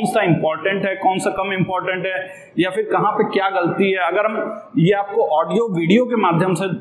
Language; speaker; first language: Hindi; native; Hindi